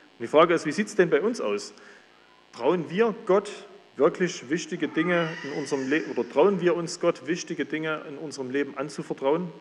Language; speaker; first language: German; native; German